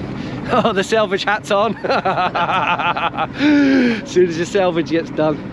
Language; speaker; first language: English; native; English